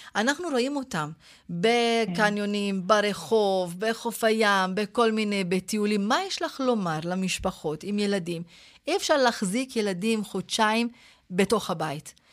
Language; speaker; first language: Hebrew; non-native, local second language; Arabic